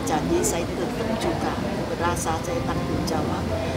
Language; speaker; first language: Indonesian; non-native, fluent; Vietnamese